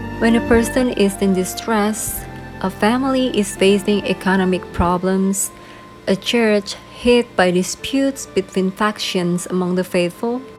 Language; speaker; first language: English; non-native, fluent; Indonesian